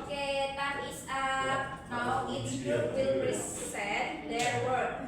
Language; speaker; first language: English; non-native, learner; Indonesian